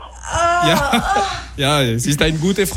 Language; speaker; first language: German; non-native, learner; French